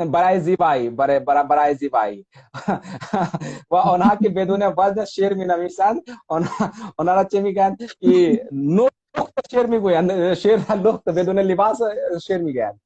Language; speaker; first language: Persian; non-native, fluent; Hindi